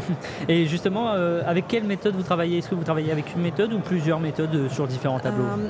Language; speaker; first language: French; native; French